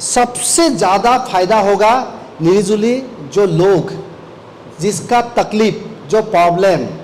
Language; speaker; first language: Hindi; non-native, local second language; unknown